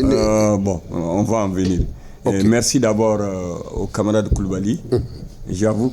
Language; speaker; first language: French; non-native, local second language; Bambara